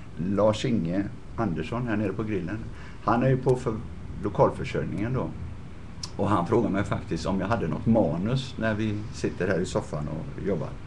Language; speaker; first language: Swedish; native; Swedish